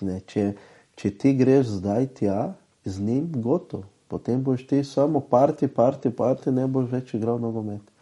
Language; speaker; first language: Slovenian; non-native, fluent; Portuguese